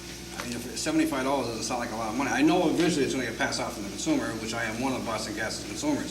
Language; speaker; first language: English; native; English